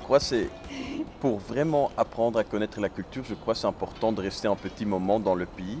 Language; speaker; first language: French; non-native, fluent; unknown